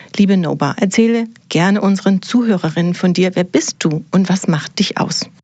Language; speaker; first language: German; native; German